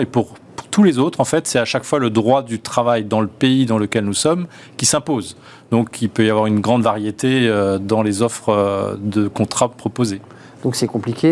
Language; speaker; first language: French; native; French